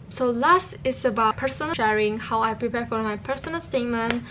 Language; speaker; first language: English; non-native, local second language; Chinese